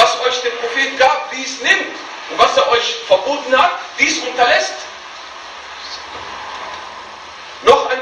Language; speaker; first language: German; non-native, fluent; Arabic